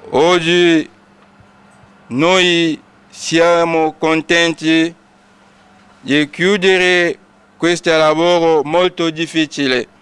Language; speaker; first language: Italian; non-native, learner; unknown